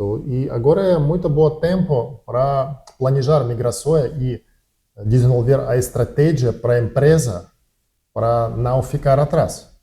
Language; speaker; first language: Portuguese; non-native, learner; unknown